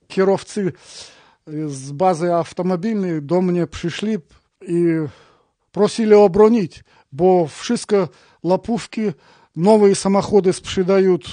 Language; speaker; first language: Polish; non-native, learner; Russian